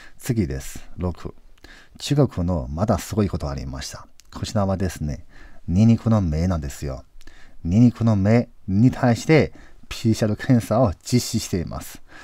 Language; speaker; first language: Japanese; non-native, fluent; Chinese